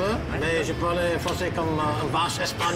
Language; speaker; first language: French; non-native, learner; English